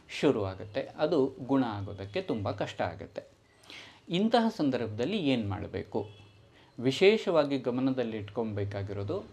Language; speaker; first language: Kannada; native; Kannada